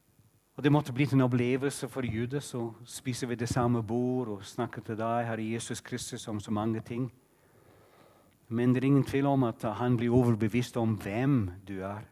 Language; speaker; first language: Norwegian; non-native, fluent; English